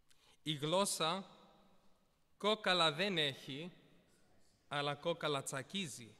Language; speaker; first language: Greek; early bilingual, heritage; Greek